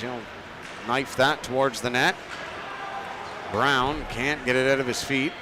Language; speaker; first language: English; native; English